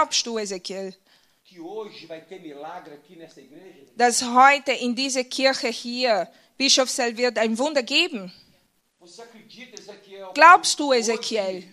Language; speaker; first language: German; non-native, fluent; Portuguese